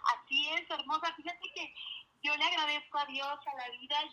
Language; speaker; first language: Spanish; native; Spanish